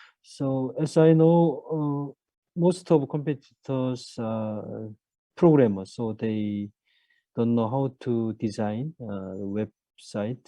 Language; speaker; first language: English; non-native, learner; Korean